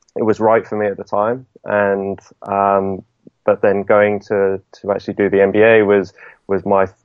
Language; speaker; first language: English; native; English